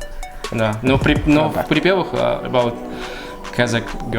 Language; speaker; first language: Russian; native; Russian